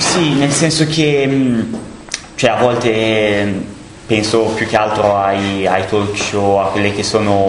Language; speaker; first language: Italian; native; Italian